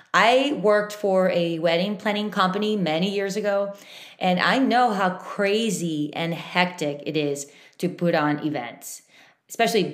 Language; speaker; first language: English; non-native, fluent; Spanish